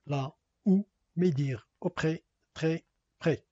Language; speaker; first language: French; non-native, local second language; Arabic